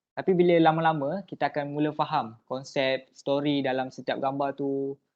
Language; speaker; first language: Malay; native; Malay